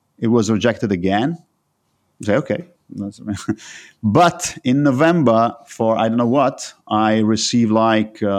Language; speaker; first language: English; non-native, fluent; Italian